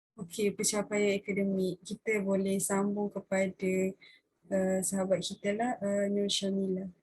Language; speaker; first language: Malay; native; Malay